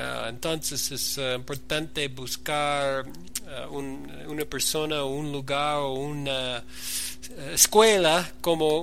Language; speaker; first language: Spanish; non-native, learner; English